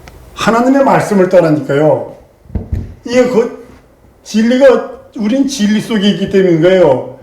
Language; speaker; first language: Korean; native; Korean